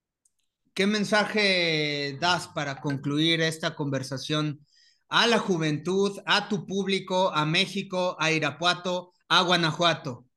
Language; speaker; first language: Spanish; native; Spanish